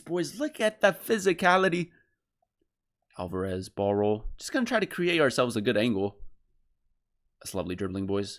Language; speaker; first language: English; native; English